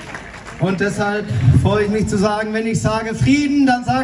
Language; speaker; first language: German; native; German